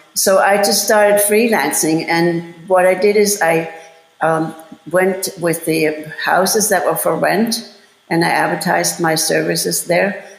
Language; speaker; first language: English; non-native, fluent; German